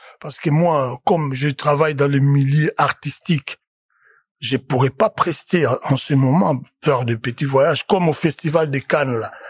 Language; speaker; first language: French; non-native, local second language; Lingala